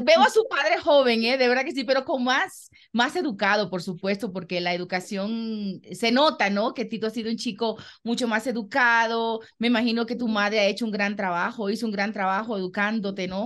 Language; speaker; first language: Spanish; native; Spanish